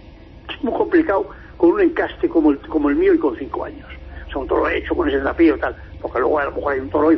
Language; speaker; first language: Spanish; native; Spanish